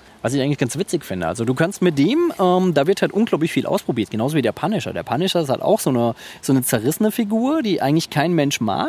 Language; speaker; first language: German; native; German